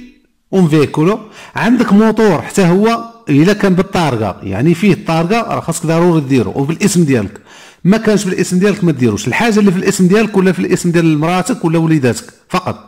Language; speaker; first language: Arabic; native; Arabic